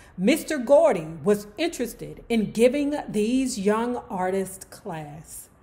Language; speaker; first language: English; native; English